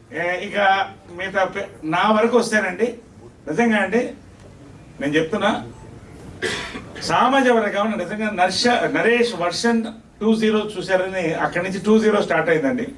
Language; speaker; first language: Telugu; native; Telugu